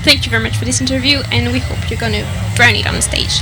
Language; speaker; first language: English; non-native, fluent; French